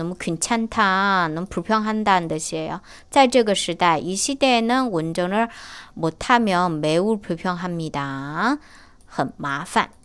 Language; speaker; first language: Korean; non-native, learner; Chinese